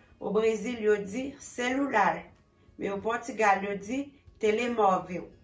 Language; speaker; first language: French; non-native, local second language; Haitian Creole